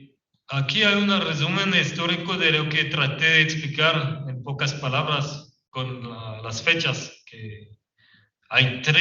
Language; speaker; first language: Spanish; non-native, fluent; French